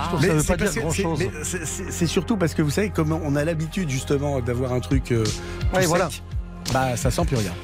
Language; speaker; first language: French; native; French